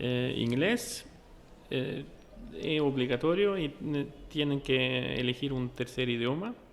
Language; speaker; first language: Spanish; non-native, fluent; Norwegian